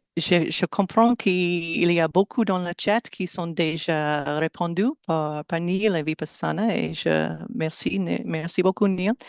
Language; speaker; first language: French; non-native, learner; English